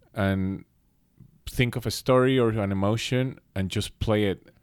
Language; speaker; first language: English; non-native, fluent; Spanish